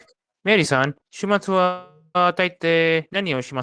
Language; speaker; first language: Japanese; non-native, learner; Malay